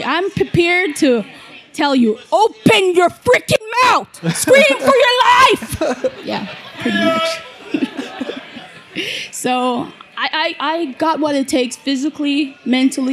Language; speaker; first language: English; non-native, local second language; Jamaican Creole English